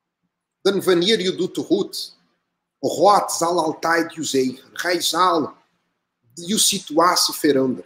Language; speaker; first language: Dutch; non-native, learner; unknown